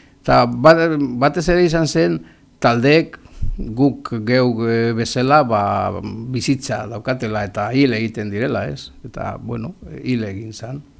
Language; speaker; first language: Basque; non-native, local second language; Spanish